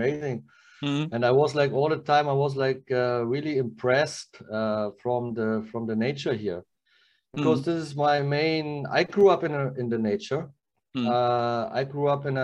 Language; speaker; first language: English; non-native, learner; German